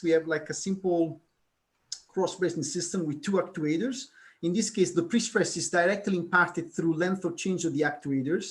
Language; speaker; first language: English; non-native, fluent; Italian